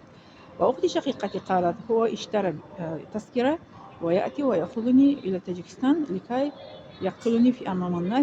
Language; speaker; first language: Arabic; non-native, fluent; Tajik